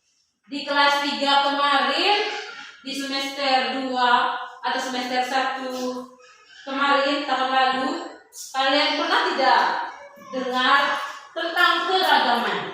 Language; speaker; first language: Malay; non-native, local second language; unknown